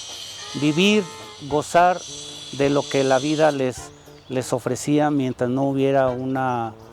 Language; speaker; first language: Spanish; native; Spanish